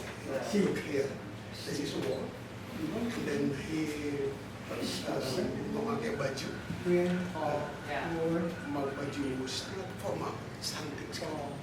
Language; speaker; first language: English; non-native, learner; Indonesian